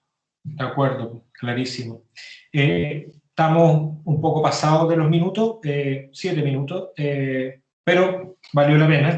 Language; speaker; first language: Spanish; native; Spanish